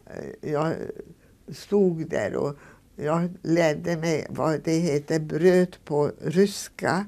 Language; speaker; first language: Swedish; non-native, fluent; Hungarian